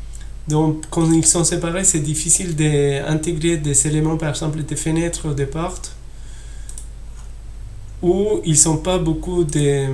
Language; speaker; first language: French; non-native, fluent; Spanish